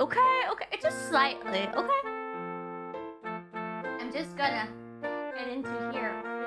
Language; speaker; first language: English; non-native, fluent; German